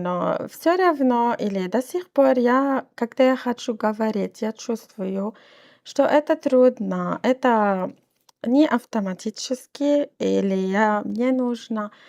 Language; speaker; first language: Russian; non-native, learner; Arabic